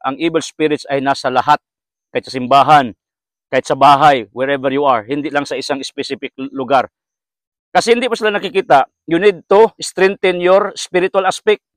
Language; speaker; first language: Filipino; non-native, local second language; Cebuano